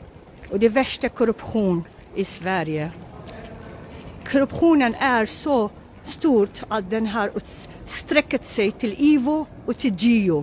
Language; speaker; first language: Swedish; non-native, local second language; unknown